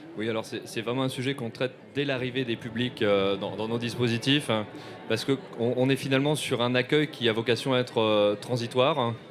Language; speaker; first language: French; native; French